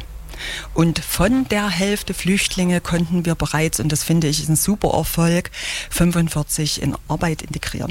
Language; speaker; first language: German; native; German